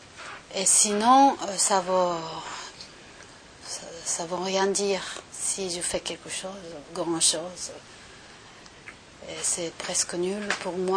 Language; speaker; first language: French; non-native, learner; Japanese